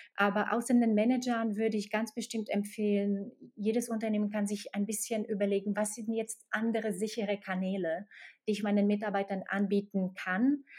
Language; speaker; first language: German; non-native, fluent; Slovak